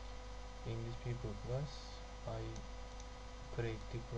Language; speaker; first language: English; non-native, learner; Turkish